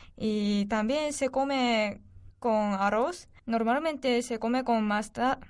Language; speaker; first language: Spanish; non-native, learner; Japanese